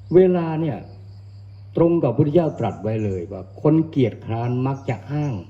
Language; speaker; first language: Thai; non-native, local second language; Northern Khmer